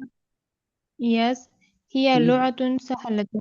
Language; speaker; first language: Arabic; non-native, learner; Urdu